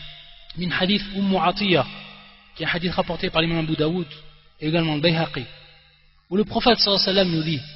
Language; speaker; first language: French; native; French